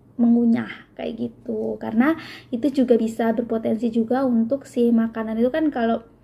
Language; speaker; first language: Indonesian; native; Indonesian